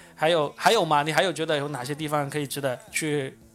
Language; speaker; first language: Chinese; native; Chinese